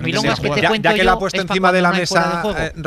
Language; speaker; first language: Spanish; native; Spanish